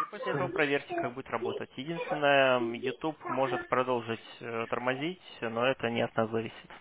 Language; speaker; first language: Russian; native; Russian